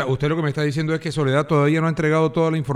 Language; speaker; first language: Spanish; native; Spanish